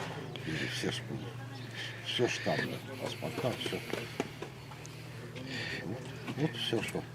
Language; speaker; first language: Russian; native; Russian